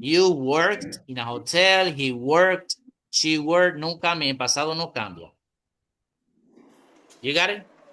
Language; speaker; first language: English; non-native, fluent; Spanish